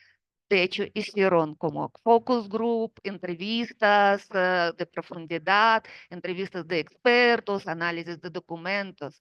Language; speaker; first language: Spanish; non-native, fluent; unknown